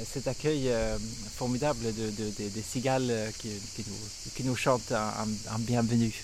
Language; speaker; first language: French; non-native, fluent; Swedish